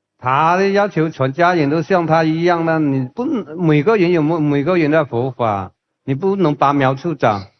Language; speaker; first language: Chinese; non-native, local second language; Hakka Chinese